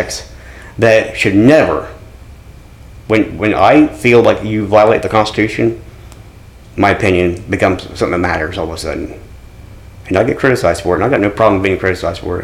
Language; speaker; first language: English; native; English